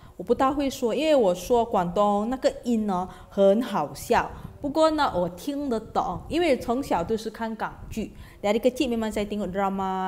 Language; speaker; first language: Chinese; non-native, fluent; Malay